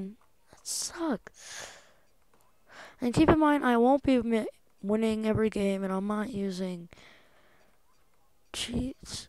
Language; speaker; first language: English; native; English